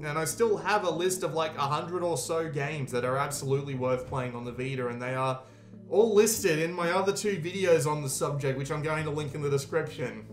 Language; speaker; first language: English; native; English